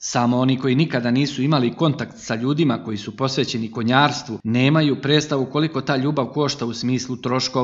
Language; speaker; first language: Serbian; native; Serbian